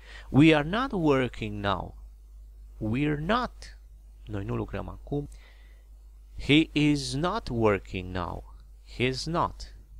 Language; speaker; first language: English; non-native, fluent; Romanian